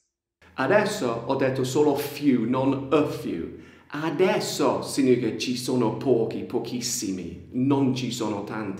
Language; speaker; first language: Italian; non-native, fluent; English